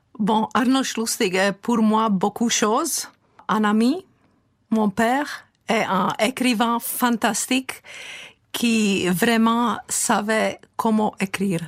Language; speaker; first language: French; non-native, fluent; Czech